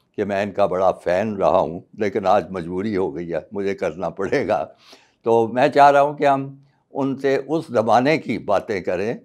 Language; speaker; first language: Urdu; native; Urdu